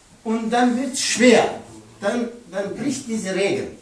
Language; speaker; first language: German; non-native, learner; Pashto